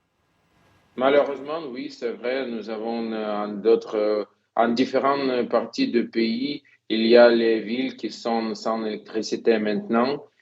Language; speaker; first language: French; non-native, fluent; Ukrainian